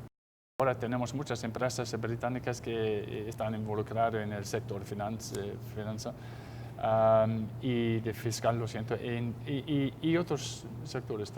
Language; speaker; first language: Spanish; non-native, fluent; English